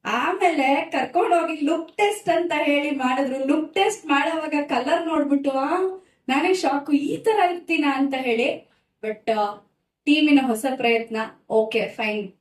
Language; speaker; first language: Kannada; native; Kannada